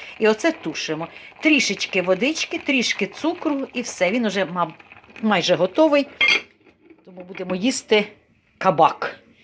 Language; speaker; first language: Ukrainian; non-native, local second language; Russian